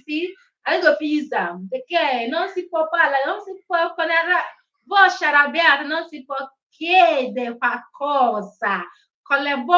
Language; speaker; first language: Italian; non-native, learner; Igbo